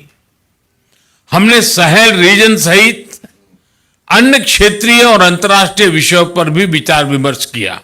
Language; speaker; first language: Hindi; non-native, local second language; Gujarati